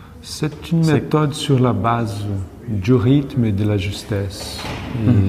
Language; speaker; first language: French; non-native, learner; Portuguese